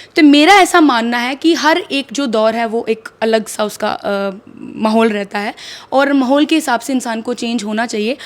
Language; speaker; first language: Hindi; non-native, local second language; Dogri